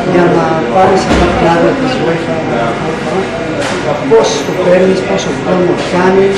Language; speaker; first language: Greek; early bilingual, heritage; English